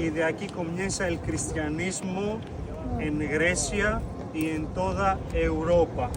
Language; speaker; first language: Spanish; non-native, fluent; Greek